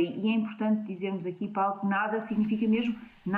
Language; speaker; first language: Portuguese; native; Portuguese